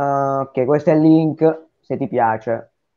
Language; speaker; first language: Italian; native; Italian